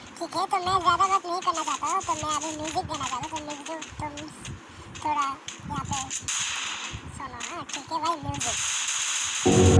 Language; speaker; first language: Hindi; non-native, local second language; Bangla